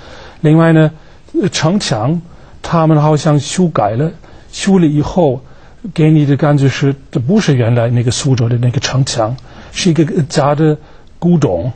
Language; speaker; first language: Chinese; non-native, fluent; German